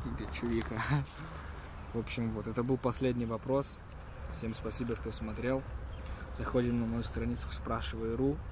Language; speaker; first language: Russian; early bilingual, heritage; Russian